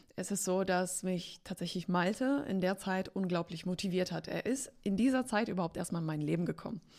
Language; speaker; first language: German; early bilingual, other home language; Polish